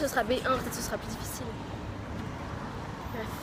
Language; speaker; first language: French; native; French